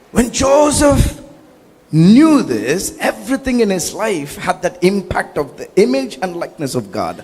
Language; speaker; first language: English; non-native, local second language; Tamil